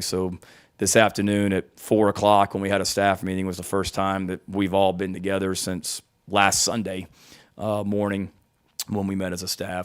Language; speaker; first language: English; native; English